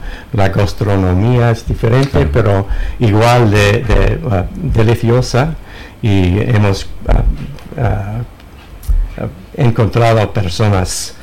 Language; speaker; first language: Spanish; non-native, fluent; English